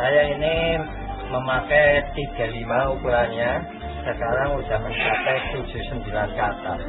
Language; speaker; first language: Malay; non-native, local second language; Javanese